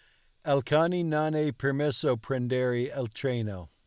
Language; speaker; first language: Italian; non-native, learner; English